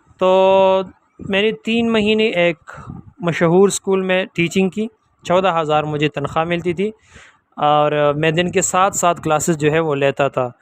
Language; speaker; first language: Urdu; non-native, local second language; Pashto